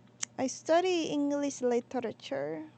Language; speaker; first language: English; non-native, learner; Korean